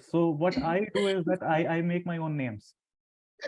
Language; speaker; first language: English; non-native, local second language; Hindi